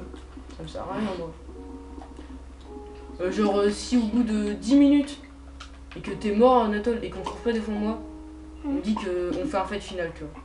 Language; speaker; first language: French; native; French